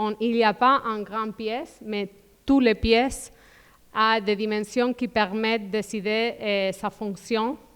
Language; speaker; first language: French; non-native, fluent; Spanish